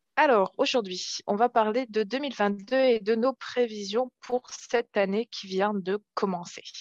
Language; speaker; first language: French; native; French